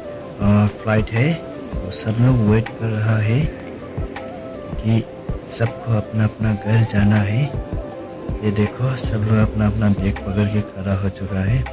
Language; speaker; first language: Hindi; non-native, local second language; Kok Borok